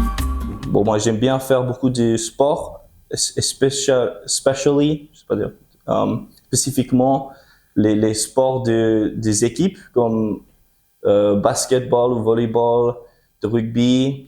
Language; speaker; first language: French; early bilingual, heritage; French